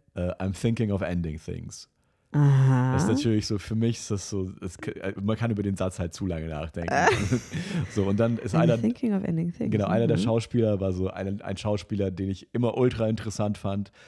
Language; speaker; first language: German; non-native, fluent; Russian